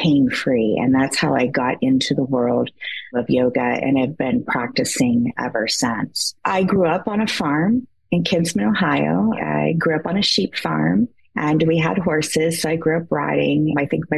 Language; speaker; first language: English; native; English